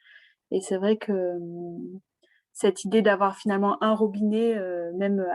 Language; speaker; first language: French; native; French